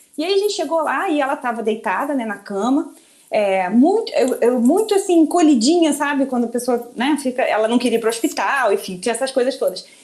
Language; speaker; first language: Portuguese; early bilingual, other home language; Spanish